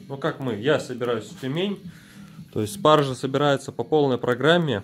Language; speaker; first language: Russian; native; Russian